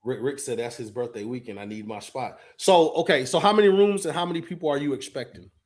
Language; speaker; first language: English; native; English